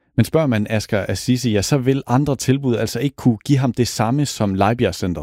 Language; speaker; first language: Danish; native; Danish